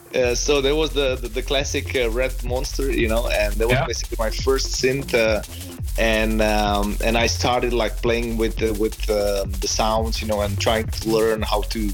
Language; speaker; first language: English; non-native, fluent; Czech